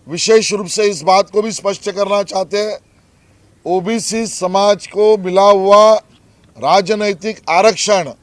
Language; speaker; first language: Hindi; non-native, local second language; Marathi